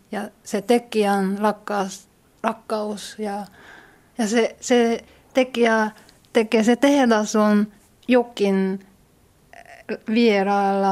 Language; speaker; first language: Finnish; non-native, learner; Korean